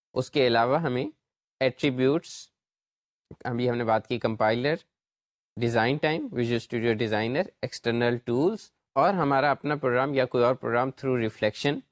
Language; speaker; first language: Urdu; native; Urdu